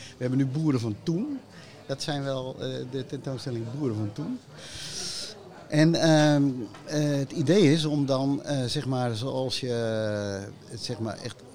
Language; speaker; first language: Dutch; native; Dutch